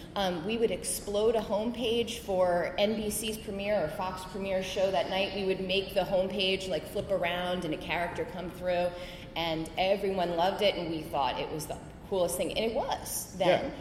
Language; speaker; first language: English; native; English